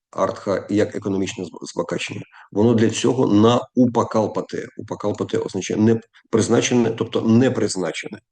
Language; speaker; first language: Ukrainian; non-native, local second language; Russian